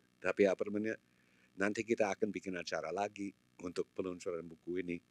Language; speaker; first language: Indonesian; non-native, fluent; English